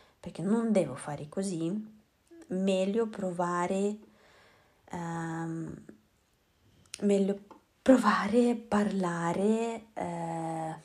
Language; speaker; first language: Italian; non-native, learner; Russian